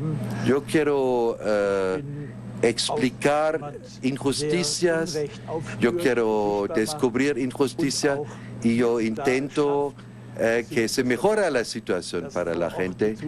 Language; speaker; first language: Spanish; non-native, fluent; German